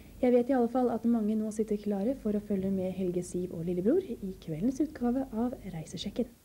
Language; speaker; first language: Norwegian; native; Norwegian